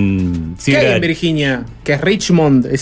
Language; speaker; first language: Spanish; native; Spanish